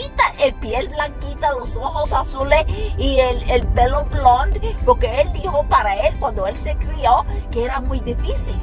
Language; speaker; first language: Spanish; early bilingual, heritage; Spanish